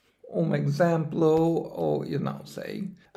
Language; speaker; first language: Portuguese; non-native, learner; English